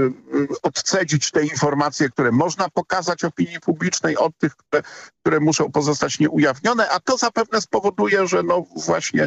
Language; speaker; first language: Polish; native; Polish